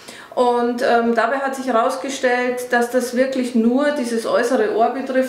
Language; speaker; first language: German; native; German